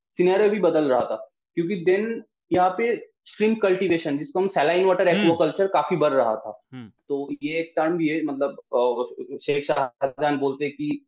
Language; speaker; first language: Hindi; non-native, local second language; Bangla